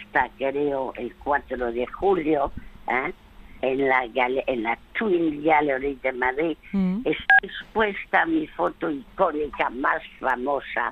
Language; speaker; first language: Spanish; non-native, fluent; French